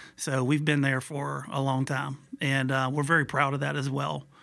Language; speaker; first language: English; native; English